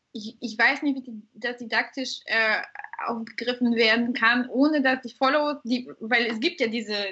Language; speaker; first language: German; non-native, fluent; Bulgarian